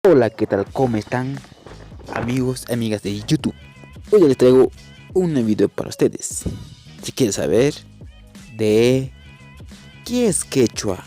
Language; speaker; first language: Spanish; non-native, local second language; Quechua